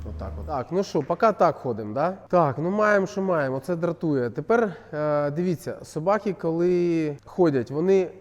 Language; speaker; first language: Ukrainian; non-native, local second language; Russian